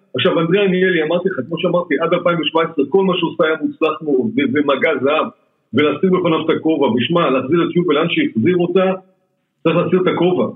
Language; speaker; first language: Hebrew; native; Hebrew